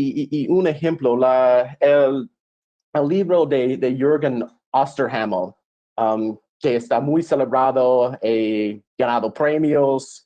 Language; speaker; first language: Spanish; non-native, fluent; English